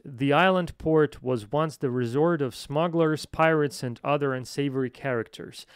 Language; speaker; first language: English; non-native, fluent; Russian